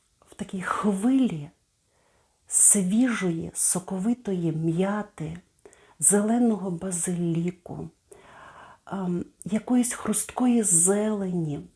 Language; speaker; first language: Ukrainian; native; Ukrainian